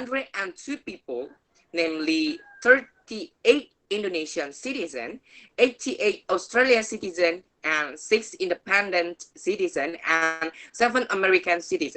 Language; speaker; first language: English; non-native, learner; Indonesian